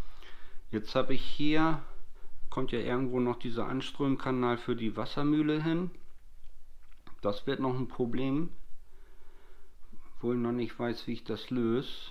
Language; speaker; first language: German; native; German